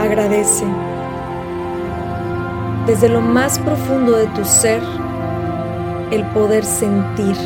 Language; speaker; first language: Spanish; native; Spanish